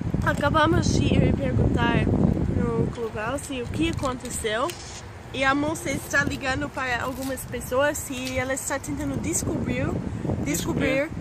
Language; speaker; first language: Portuguese; non-native, fluent; English